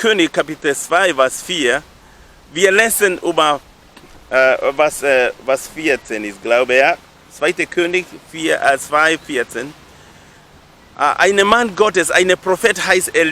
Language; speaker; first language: German; non-native, learner; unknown